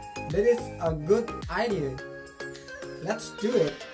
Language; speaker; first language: English; non-native, fluent; Indonesian